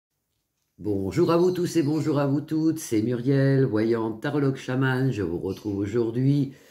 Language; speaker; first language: French; native; French